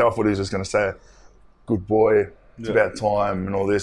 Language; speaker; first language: English; native; English